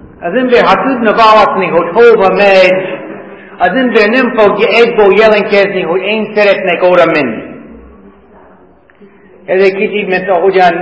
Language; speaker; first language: Hungarian; non-native, fluent; English